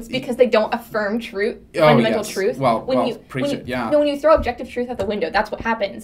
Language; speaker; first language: English; native; English